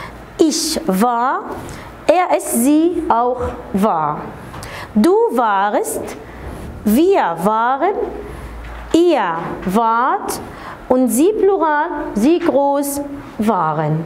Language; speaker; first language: German; non-native, fluent; Arabic